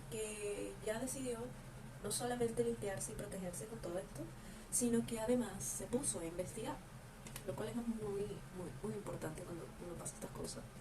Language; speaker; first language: Spanish; native; Spanish